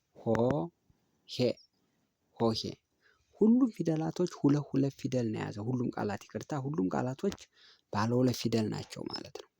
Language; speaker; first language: Amharic; native; Amharic